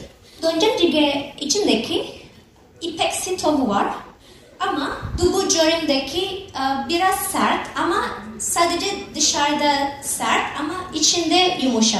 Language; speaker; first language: Turkish; non-native, learner; Indonesian